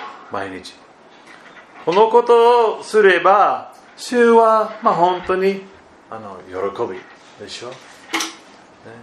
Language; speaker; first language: Japanese; non-native, fluent; German